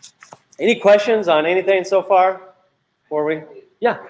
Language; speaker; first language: English; native; English